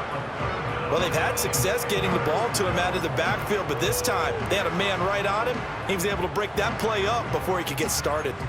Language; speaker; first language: English; native; English